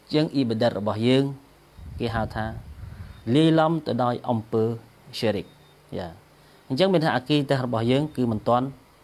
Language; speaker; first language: Khmer; non-native, local second language; Eastern Cham